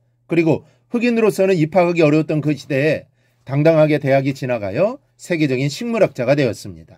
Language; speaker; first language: Korean; native; Korean